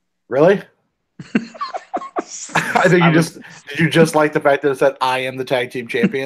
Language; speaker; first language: English; native; English